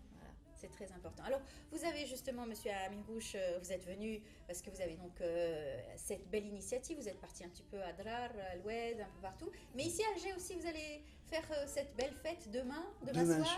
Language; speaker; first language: French; native; French